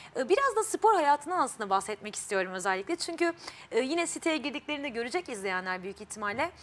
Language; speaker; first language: Turkish; native; Turkish